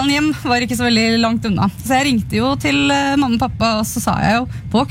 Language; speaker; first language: Norwegian; non-native, local second language; Kurdish